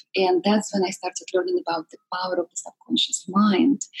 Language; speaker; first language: English; non-native, fluent; Russian